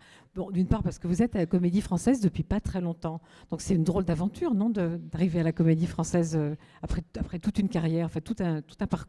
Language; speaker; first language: French; native; French